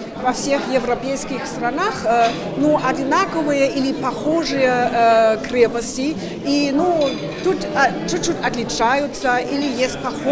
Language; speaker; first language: Ukrainian; non-native, local second language; Russian